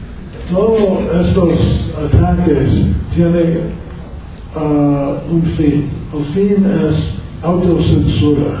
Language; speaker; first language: Spanish; non-native, learner; English